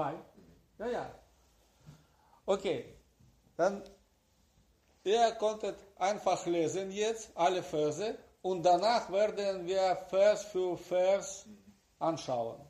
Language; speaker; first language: German; non-native, learner; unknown